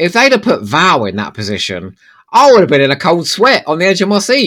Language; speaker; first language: English; native; English